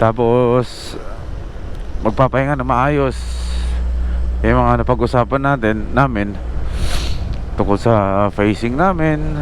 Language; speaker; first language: Filipino; native; Filipino